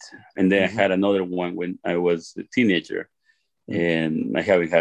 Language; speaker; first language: English; non-native, fluent; Spanish